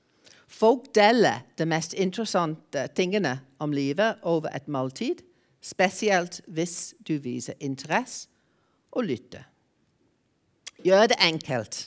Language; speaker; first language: Norwegian; non-native, fluent; English